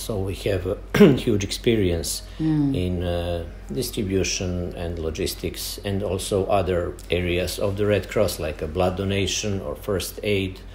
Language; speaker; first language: English; non-native, fluent; Serbian